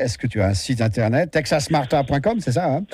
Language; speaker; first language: French; native; French